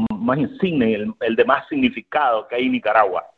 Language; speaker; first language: Spanish; native; Spanish